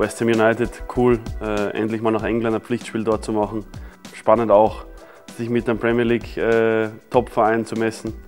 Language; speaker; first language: German; native; German